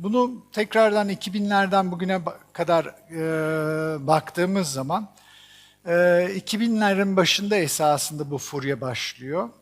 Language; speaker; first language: Turkish; native; Turkish